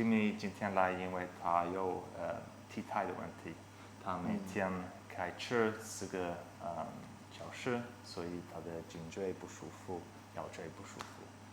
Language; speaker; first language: Chinese; non-native, learner; English